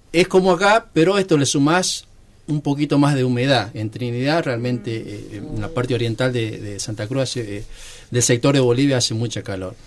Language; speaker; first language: Spanish; native; Spanish